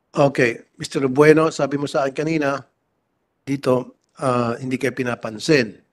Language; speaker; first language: Filipino; native; Filipino